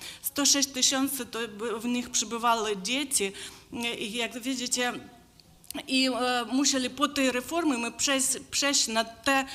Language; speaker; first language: Polish; non-native, learner; Ukrainian